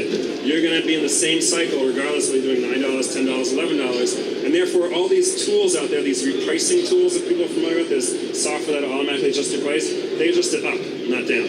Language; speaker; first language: English; native; English